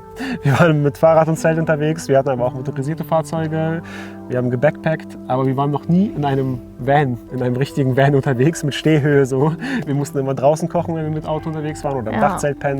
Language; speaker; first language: German; native; German